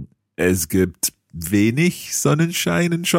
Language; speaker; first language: German; non-native, learner; English